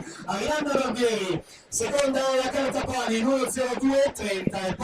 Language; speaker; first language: Italian; native; Italian